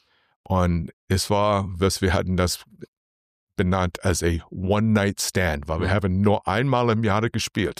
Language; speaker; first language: German; non-native, learner; English